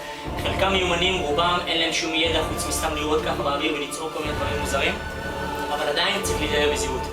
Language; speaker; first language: Hebrew; native; Hebrew